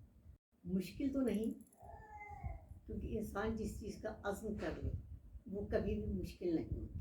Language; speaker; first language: Urdu; native; Urdu